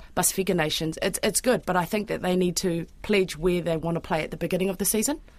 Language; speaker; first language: English; native; English